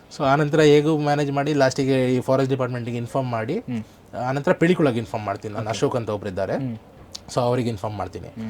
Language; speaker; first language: Kannada; non-native, local second language; Konkani